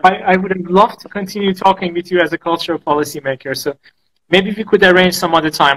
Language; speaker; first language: English; non-native, fluent; Azerbaijani